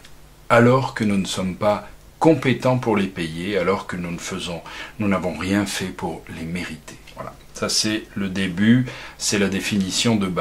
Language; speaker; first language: French; native; French